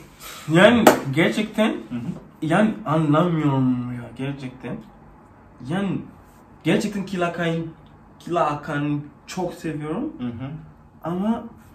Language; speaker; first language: Turkish; non-native, learner; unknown